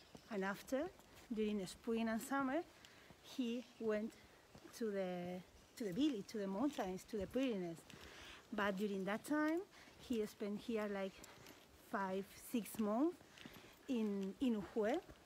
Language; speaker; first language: English; non-native, learner; Spanish